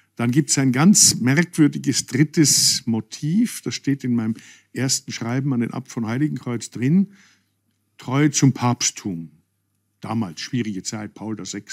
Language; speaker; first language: German; native; German